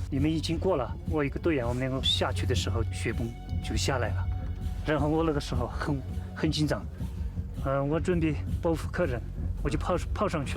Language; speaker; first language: Chinese; native; Chinese